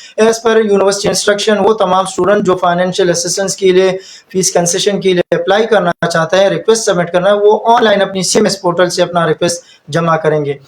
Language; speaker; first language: Urdu; non-native, local second language; Pashto